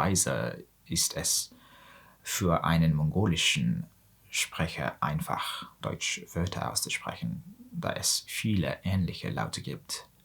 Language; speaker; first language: German; non-native, learner; Mongolian